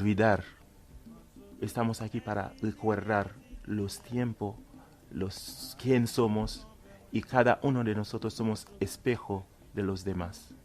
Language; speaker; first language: Spanish; non-native, fluent; Haitian Creole